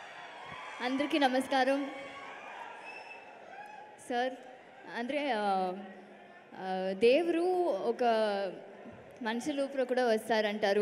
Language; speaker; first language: Telugu; non-native, learner; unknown